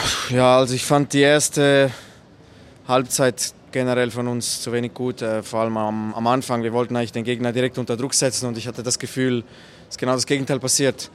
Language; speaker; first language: German; native; German